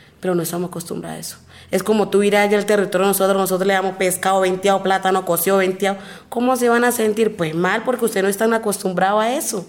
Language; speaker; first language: Spanish; non-native, local second language; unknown